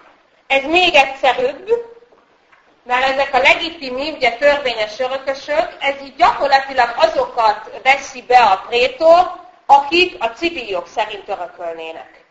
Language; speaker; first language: Hungarian; native; Hungarian